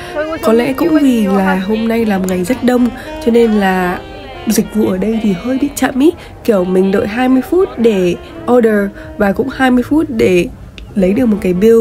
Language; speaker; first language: Vietnamese; native; Vietnamese